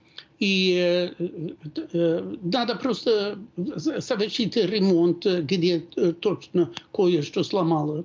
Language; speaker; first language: Russian; non-native, fluent; Swedish